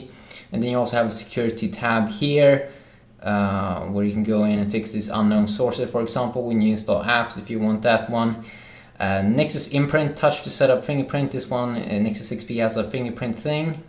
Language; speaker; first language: English; non-native, fluent; Swedish